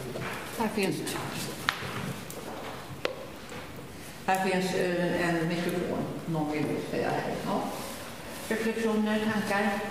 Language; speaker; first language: Swedish; native; Swedish